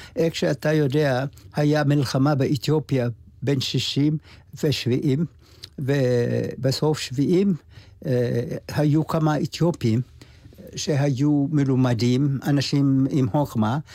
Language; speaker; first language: Hebrew; non-native, fluent; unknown